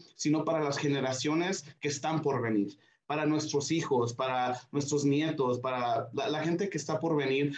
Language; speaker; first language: Spanish; early bilingual, heritage; Spanish